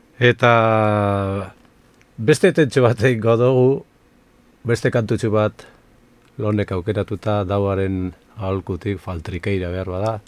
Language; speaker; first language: Basque; native; Basque